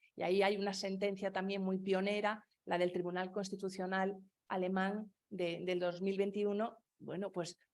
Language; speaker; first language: Spanish; non-native, local second language; Galician